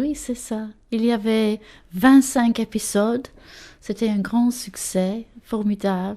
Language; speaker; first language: French; non-native, fluent; English